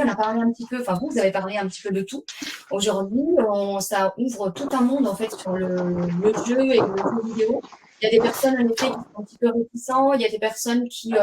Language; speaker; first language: French; native; French